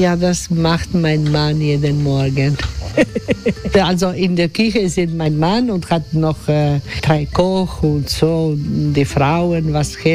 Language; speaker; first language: German; non-native, learner; Croatian